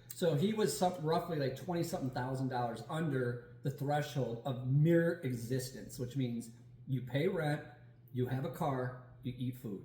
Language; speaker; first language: English; native; English